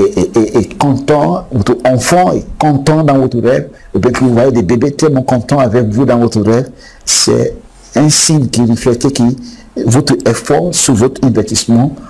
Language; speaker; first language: French; non-native, fluent; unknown